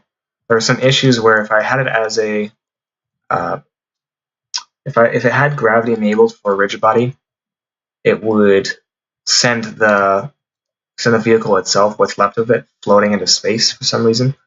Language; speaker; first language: English; native; English